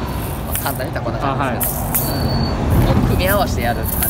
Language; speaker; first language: Japanese; native; Japanese